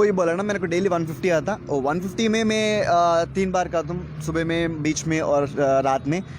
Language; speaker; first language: Hindi; non-native, local second language; Telugu